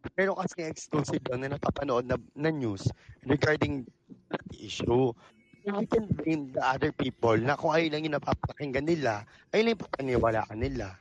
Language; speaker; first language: Filipino; native; Filipino